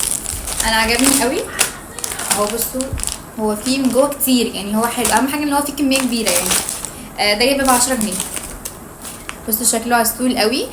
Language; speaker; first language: Arabic; native; Arabic